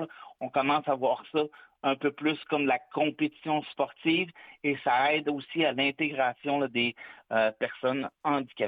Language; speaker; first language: French; native; French